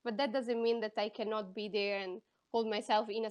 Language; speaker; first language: English; non-native, fluent; Italian